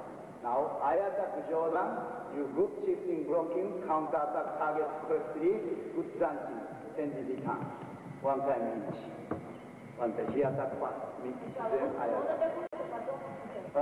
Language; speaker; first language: English; non-native, learner; Japanese